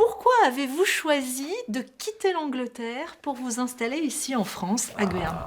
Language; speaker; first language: French; native; French